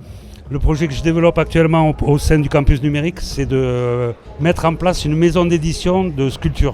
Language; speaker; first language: French; native; French